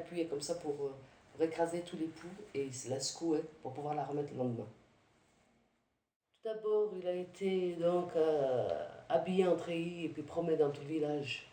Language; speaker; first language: French; early bilingual, other home language; Arabic